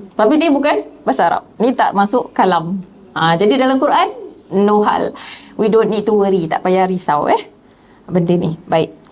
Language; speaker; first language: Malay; native; Malay